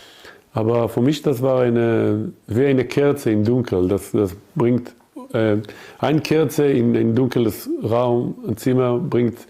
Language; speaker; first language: German; non-native, learner; Hebrew